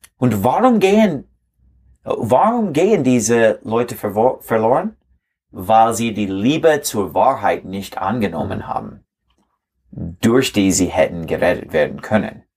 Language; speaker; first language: German; non-native, learner; English